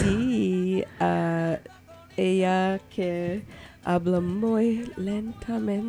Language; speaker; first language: Spanish; non-native, learner; English